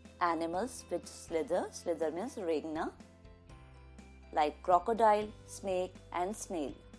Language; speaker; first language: English; non-native, local second language; Hindi